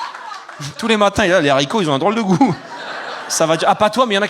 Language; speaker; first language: French; native; French